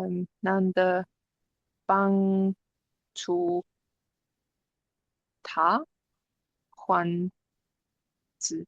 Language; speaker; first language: Chinese; non-native, learner; English